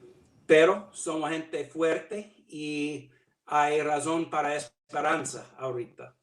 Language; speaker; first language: Spanish; non-native, learner; English